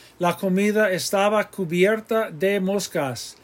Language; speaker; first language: Spanish; non-native, fluent; English